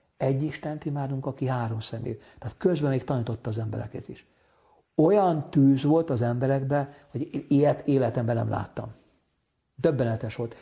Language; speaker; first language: Hungarian; native; Hungarian